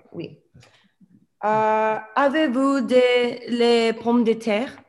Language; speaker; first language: French; non-native, learner; English